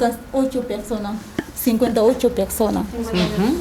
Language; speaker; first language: Spanish; non-native, learner; Susu